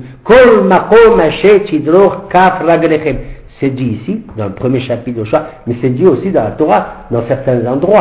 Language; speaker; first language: French; native; French